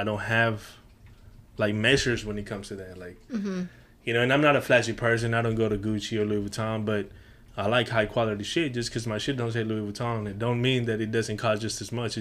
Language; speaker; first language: English; non-native, fluent; Spanish